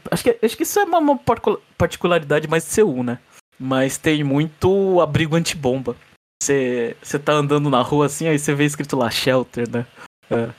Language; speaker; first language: Portuguese; native; Portuguese